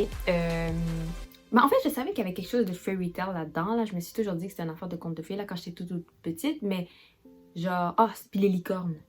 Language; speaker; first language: French; native; French